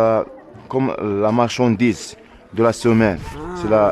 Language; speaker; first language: French; non-native, learner; Arabic